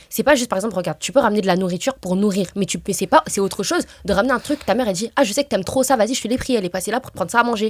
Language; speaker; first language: French; early bilingual, other home language; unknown